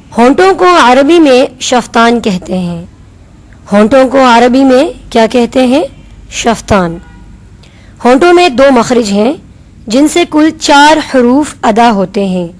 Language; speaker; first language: Urdu; native; Urdu